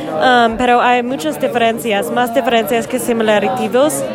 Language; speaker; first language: Spanish; non-native, learner; English